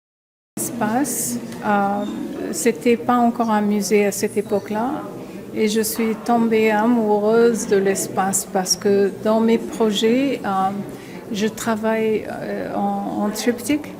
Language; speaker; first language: French; non-native, local second language; Arabic